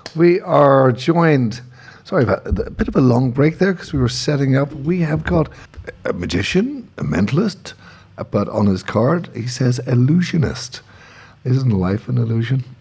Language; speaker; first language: English; native; English